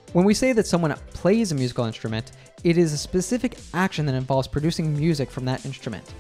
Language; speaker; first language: English; native; English